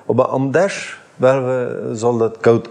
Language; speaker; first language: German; non-native, learner; Plautdietsch